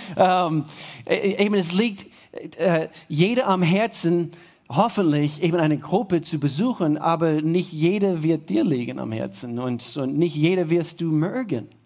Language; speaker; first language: German; non-native, fluent; English